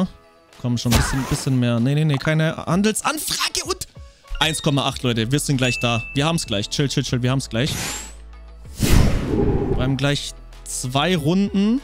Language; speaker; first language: German; native; German